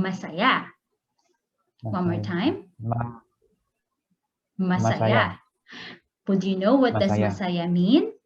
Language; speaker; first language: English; non-native, local second language; Filipino